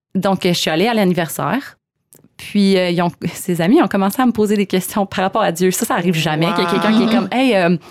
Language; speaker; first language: French; native; French